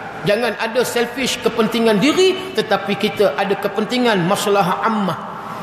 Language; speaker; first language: Malay; native; Malay